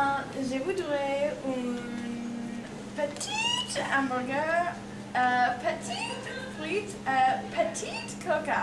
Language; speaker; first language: French; non-native, learner; English